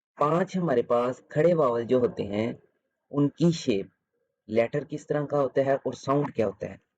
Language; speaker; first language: Urdu; native; Urdu